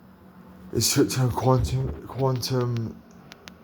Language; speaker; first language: English; native; English